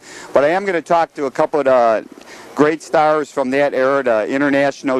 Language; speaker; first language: English; native; English